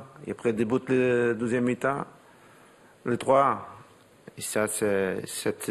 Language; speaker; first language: French; non-native, learner; Portuguese